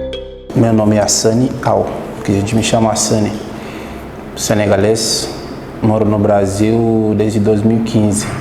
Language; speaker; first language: Portuguese; non-native, fluent; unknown